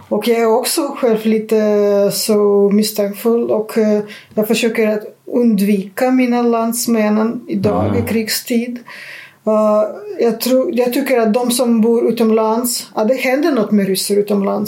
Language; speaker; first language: Swedish; non-native, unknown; Russian